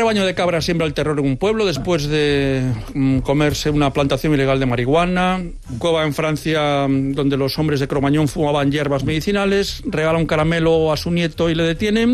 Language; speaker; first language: Spanish; native; Spanish